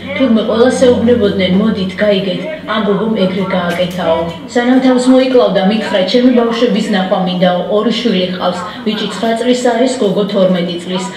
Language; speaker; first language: Georgian; non-native, local second language; Azerbaijani